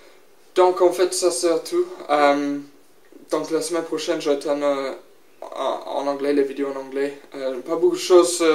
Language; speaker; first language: French; non-native, learner; English